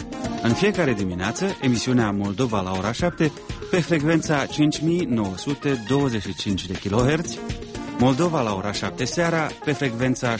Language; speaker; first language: Romanian; native; Romanian